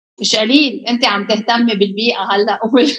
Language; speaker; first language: Arabic; native; Arabic